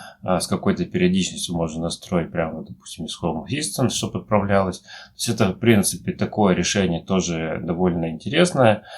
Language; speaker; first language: Russian; native; Russian